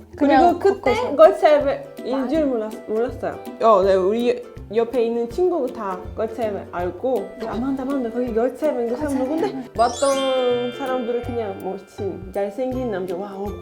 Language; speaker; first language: Korean; non-native, learner; Portuguese